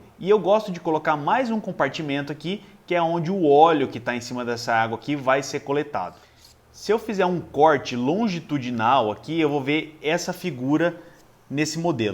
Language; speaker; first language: Portuguese; native; Portuguese